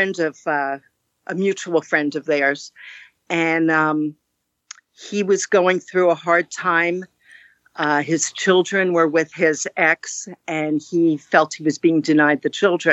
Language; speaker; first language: English; native; English